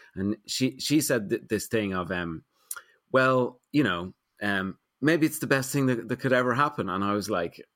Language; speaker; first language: English; native; English